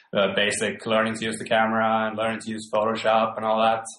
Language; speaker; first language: English; non-native, fluent; Finnish